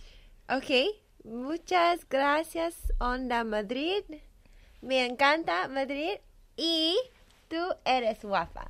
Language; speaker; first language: Spanish; non-native, learner; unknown